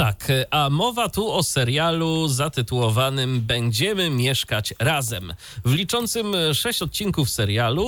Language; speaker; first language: Polish; native; Polish